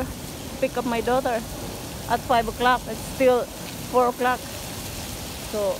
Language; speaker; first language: English; non-native, local second language; Filipino